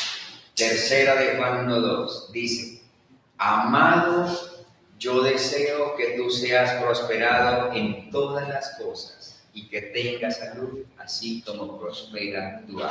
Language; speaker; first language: Spanish; native; Spanish